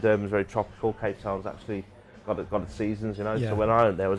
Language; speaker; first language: English; native; English